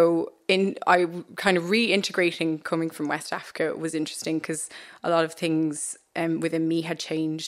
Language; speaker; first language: English; native; English